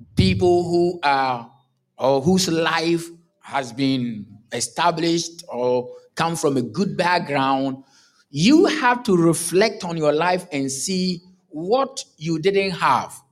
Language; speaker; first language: English; non-native, local second language; Akan